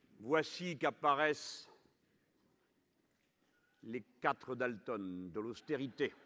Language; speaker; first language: French; native; French